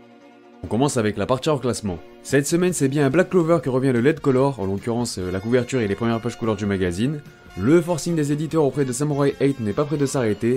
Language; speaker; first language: French; native; French